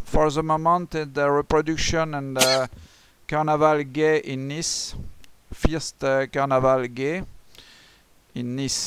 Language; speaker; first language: English; non-native, learner; French